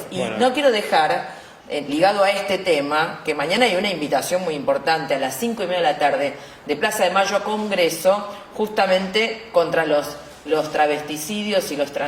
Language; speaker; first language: Spanish; native; Spanish